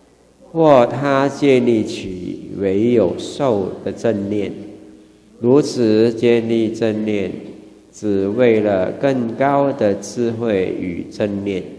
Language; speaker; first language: Chinese; native; Chinese